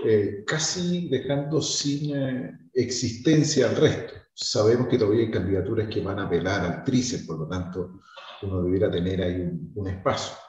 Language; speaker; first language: Spanish; native; Spanish